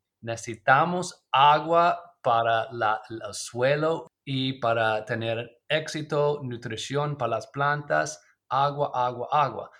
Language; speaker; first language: Spanish; non-native, learner; English